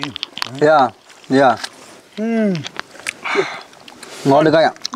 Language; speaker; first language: Vietnamese; native; Vietnamese